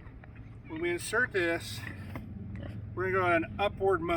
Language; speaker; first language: English; native; English